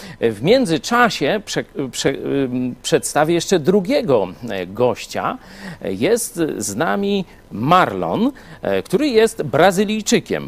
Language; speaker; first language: Polish; native; Polish